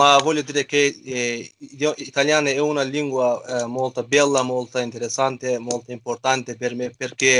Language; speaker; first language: Italian; non-native, learner; Azerbaijani